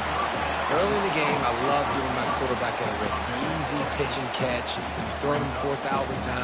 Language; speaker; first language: English; native; English